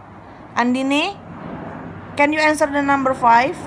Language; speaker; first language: English; non-native, local second language; Indonesian